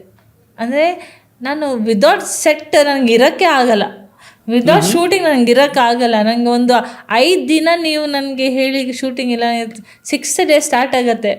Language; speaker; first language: Kannada; non-native, local second language; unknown